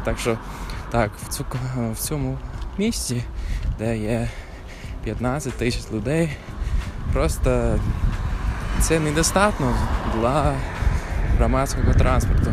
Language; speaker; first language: Ukrainian; non-native, fluent; English